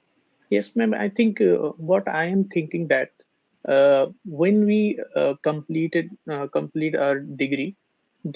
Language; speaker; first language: English; non-native, learner; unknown